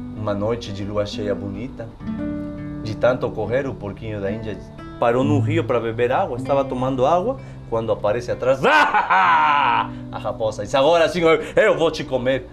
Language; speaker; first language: Portuguese; non-native, fluent; Spanish